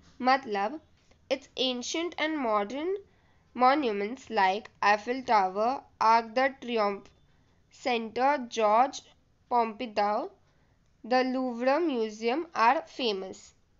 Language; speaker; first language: English; non-native, local second language; Hindi